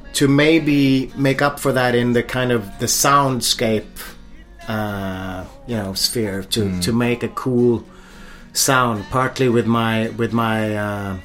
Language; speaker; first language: English; non-native, fluent; Swedish